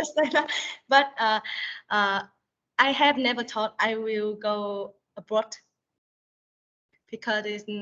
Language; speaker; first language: English; non-native, learner; Vietnamese